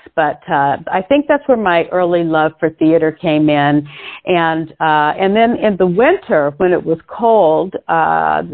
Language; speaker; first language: English; native; English